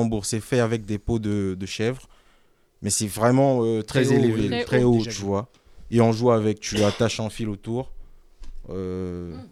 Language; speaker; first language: French; non-native, local second language; Lingala